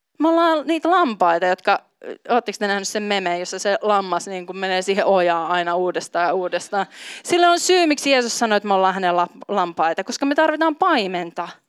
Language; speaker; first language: Finnish; native; Finnish